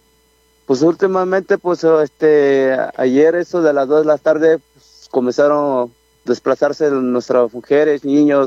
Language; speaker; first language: Spanish; non-native, local second language; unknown